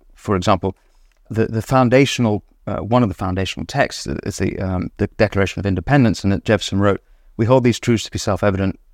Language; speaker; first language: English; native; English